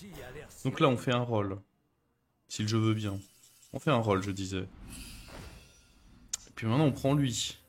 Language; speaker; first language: French; native; French